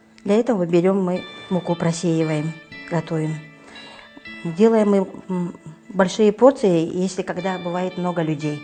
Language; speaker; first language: Russian; non-native, local second language; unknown